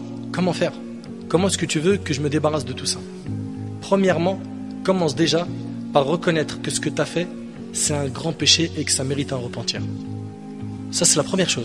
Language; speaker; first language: French; native; French